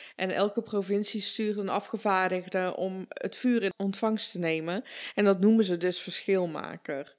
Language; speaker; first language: Dutch; early bilingual, other home language; Persian